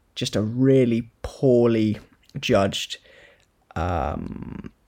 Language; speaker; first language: English; native; English